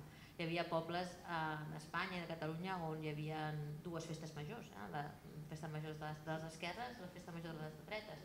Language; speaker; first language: Catalan; native; Catalan